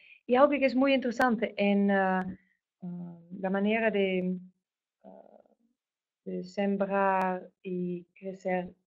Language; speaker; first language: Spanish; non-native, fluent; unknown